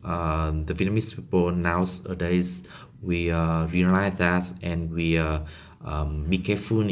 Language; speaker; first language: English; non-native, learner; Vietnamese